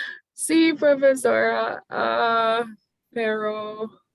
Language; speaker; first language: Spanish; non-native, learner; English